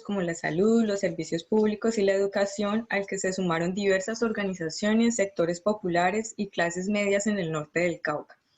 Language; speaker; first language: Spanish; native; Spanish